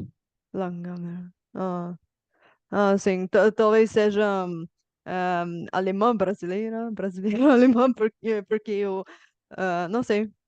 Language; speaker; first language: Portuguese; non-native, fluent; Bulgarian